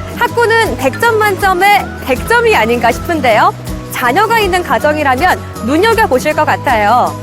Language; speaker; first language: Korean; native; Korean